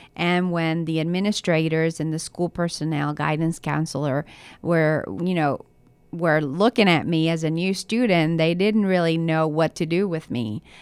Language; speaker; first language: English; early bilingual, other home language; Spanish